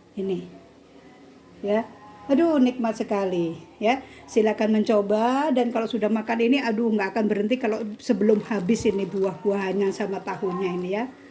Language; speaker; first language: Indonesian; native; Indonesian